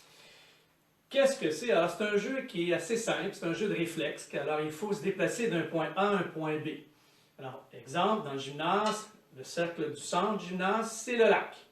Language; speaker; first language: French; native; French